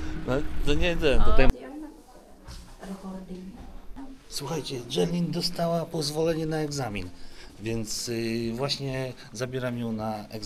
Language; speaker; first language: Polish; native; Polish